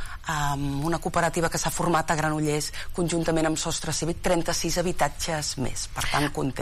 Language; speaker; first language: Catalan; native; Catalan